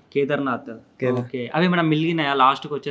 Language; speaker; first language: Telugu; native; Telugu